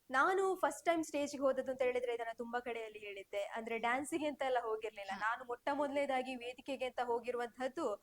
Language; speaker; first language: Kannada; native; Kannada